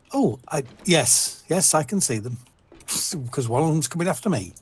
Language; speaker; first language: English; native; English